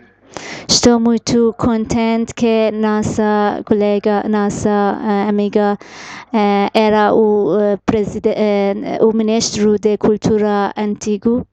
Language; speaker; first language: Portuguese; non-native, fluent; Persian